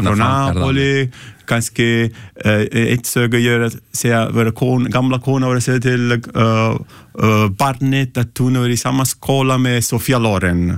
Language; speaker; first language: Icelandic; non-native, learner; Italian